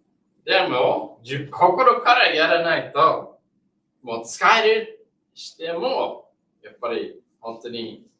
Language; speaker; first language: Japanese; non-native, fluent; English